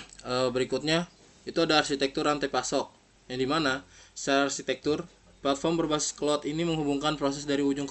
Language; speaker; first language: Indonesian; native; Indonesian